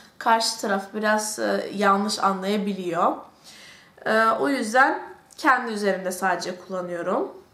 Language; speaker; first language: Turkish; early bilingual, heritage; Turkish